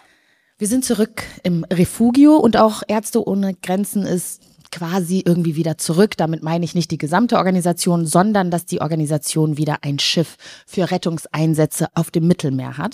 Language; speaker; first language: German; native; German